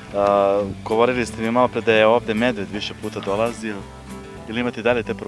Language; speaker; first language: Bosnian; native; Bosnian